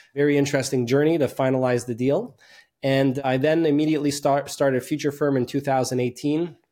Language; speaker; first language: English; native; English